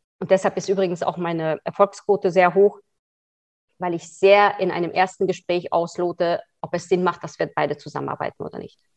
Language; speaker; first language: German; early bilingual, other home language; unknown